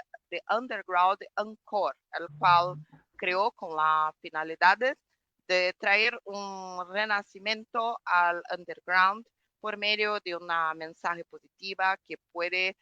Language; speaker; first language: Spanish; non-native, fluent; Portuguese